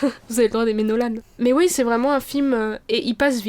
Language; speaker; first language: French; native; French